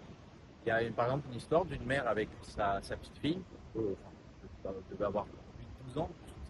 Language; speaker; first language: French; native; French